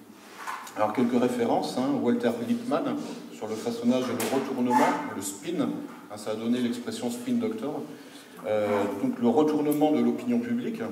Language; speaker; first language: French; native; French